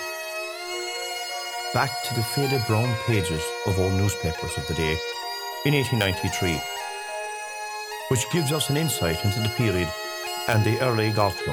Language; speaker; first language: English; native; English